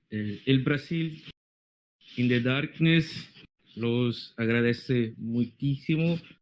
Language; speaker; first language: Spanish; non-native, learner; Portuguese